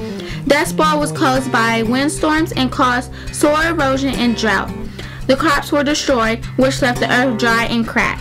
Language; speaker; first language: English; native; English